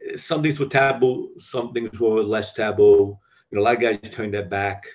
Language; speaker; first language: English; native; English